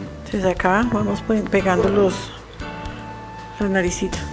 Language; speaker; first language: Spanish; native; Spanish